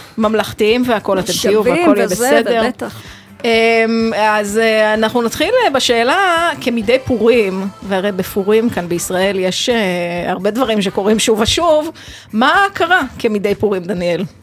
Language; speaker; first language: Hebrew; native; Hebrew